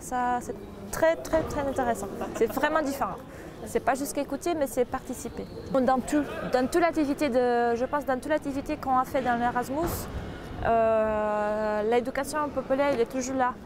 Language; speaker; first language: French; non-native, fluent; Portuguese